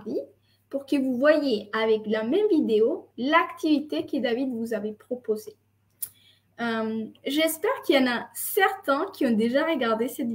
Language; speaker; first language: French; non-native, fluent; Spanish